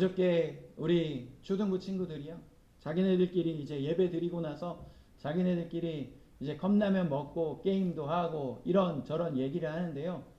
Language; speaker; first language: Korean; native; Korean